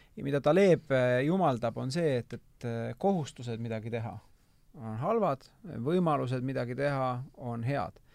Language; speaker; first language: Estonian; native; Estonian